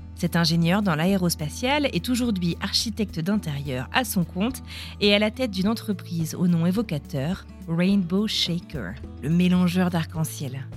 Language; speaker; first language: French; native; French